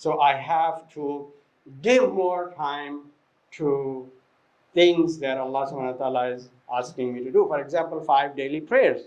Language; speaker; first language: English; non-native, fluent; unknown